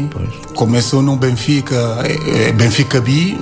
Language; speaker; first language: Portuguese; non-native, learner; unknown